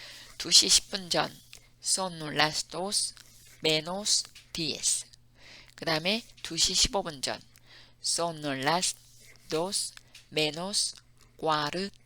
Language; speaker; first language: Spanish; non-native, fluent; Korean